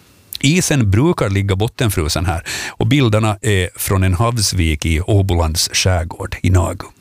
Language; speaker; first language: Swedish; native; Swedish